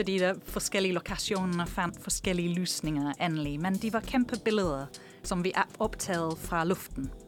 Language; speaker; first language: Danish; non-native, fluent; English